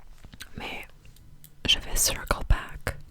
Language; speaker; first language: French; non-native, fluent; English